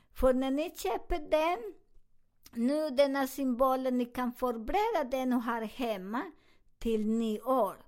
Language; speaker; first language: Swedish; non-native, fluent; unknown